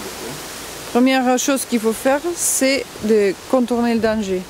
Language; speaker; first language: French; non-native, fluent; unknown